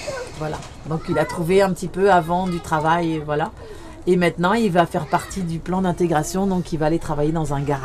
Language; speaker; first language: French; native; French